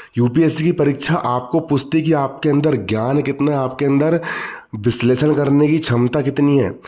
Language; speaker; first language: Hindi; native; Hindi